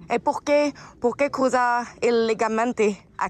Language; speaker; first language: Spanish; non-native, learner; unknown